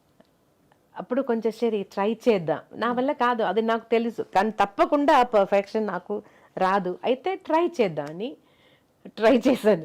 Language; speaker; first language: Telugu; non-native, local second language; Malayalam